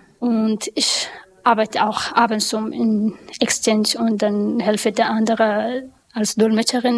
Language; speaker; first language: German; non-native, learner; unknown